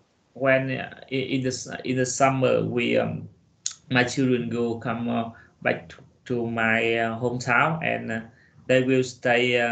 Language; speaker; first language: English; non-native, learner; Vietnamese